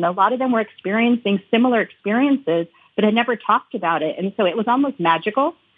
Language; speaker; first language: English; native; English